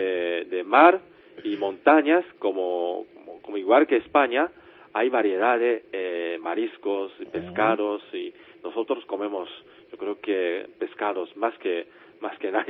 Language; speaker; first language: Spanish; non-native, fluent; Japanese